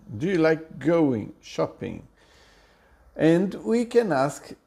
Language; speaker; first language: English; non-native, fluent; Portuguese